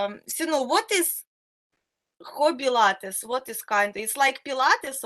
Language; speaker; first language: English; non-native, fluent; Russian